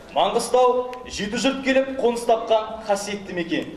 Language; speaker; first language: Kazakh; native; Kazakh